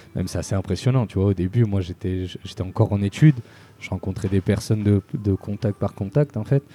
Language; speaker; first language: French; native; French